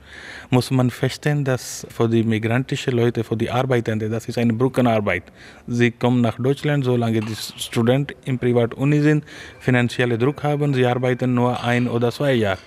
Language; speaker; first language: German; non-native, fluent; Urdu